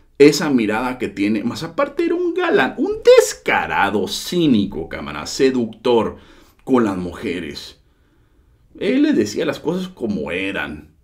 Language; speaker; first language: Spanish; early bilingual, heritage; Spanish